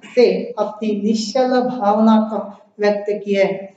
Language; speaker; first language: Hindi; non-native, local second language; Kannada